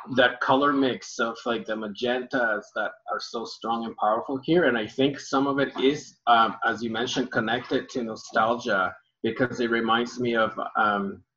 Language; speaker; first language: English; early bilingual, other home language; Spanish